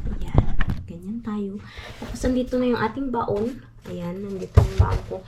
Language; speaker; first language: Filipino; non-native, local second language; Cebuano